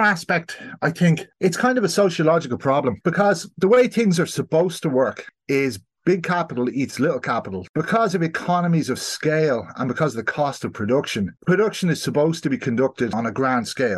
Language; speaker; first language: English; native; English